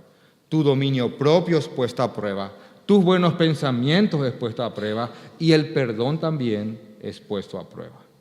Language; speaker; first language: Spanish; native; Spanish